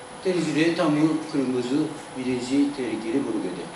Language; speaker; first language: Turkish; non-native, learner; Japanese